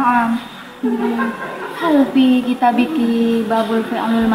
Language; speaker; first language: Arabic; non-native, learner; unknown